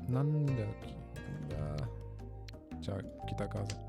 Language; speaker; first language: Japanese; non-native, learner; German